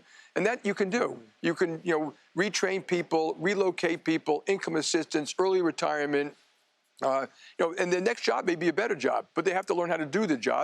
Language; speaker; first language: English; native; English